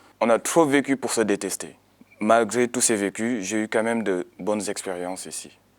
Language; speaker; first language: French; non-native, local second language; Wolof